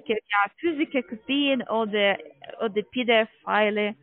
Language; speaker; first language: German; non-native, learner; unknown